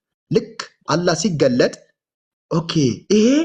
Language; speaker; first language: Amharic; native; Amharic